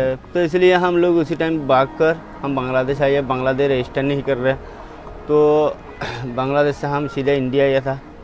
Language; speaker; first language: Hindi; non-native, learner; Rohingya